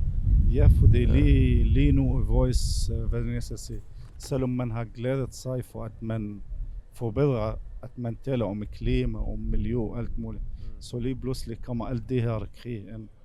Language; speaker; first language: Danish; non-native, fluent; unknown